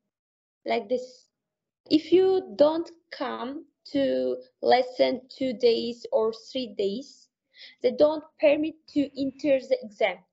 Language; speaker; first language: English; non-native, learner; Uzbek